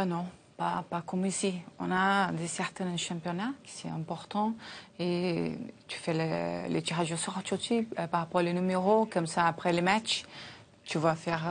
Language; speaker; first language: French; non-native, learner; Portuguese